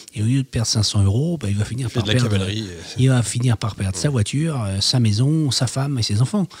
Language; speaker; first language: French; native; French